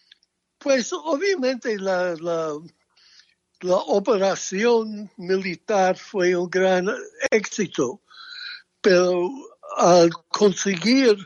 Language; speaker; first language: Spanish; non-native, fluent; English